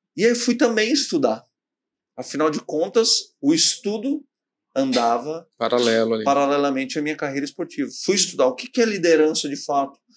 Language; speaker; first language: Portuguese; native; Portuguese